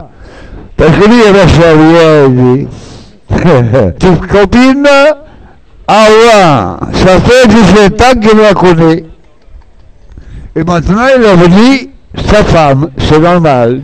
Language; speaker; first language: French; non-native, learner; Portuguese